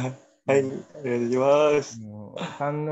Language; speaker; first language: Japanese; non-native, learner; Indonesian